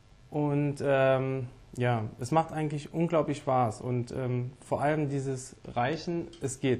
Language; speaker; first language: German; native; German